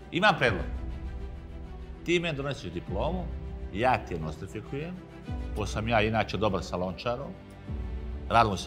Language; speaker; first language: Serbian; native; Serbian